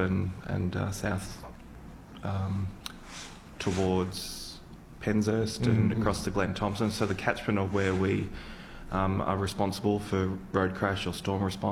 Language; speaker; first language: English; native; English